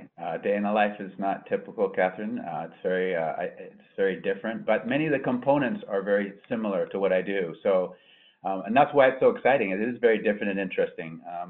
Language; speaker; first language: English; native; English